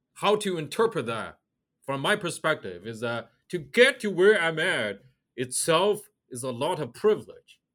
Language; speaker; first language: English; non-native, fluent; Chinese